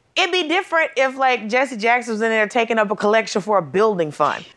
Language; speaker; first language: English; native; English